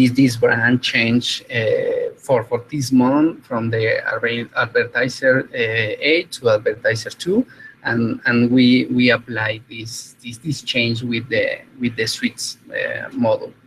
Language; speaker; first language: English; non-native, fluent; Spanish